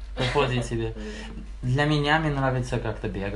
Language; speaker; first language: Russian; non-native, learner; English